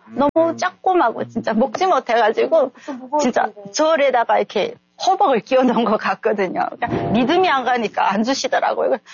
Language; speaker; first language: Korean; native; Korean